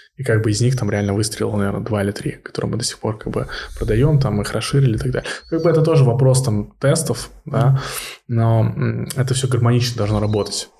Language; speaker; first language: Russian; early bilingual, heritage; Russian